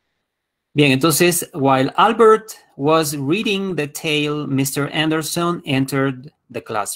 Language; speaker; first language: English; non-native, fluent; Spanish